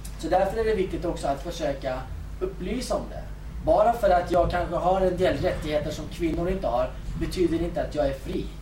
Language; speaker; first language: Swedish; early bilingual, other home language; Kurdish